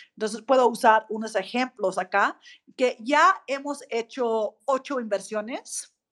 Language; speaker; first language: Spanish; non-native, fluent; English